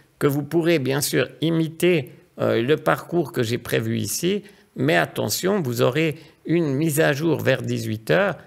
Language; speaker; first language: French; native; French